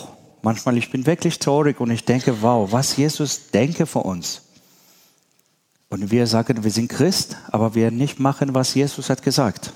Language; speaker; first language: German; non-native, learner; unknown